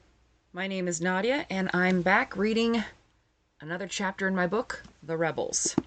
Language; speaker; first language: English; native; English